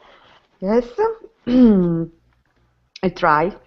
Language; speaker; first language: English; non-native, learner; Italian